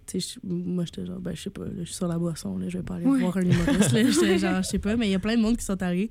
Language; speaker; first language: French; native; French